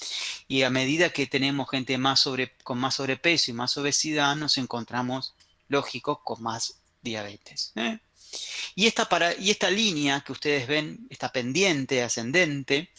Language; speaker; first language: Spanish; native; Spanish